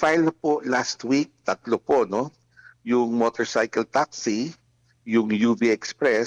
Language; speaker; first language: Filipino; native; Filipino